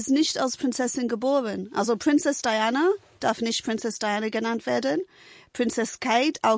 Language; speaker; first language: German; non-native, fluent; English